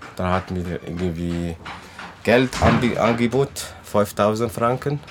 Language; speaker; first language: German; non-native, learner; Arabic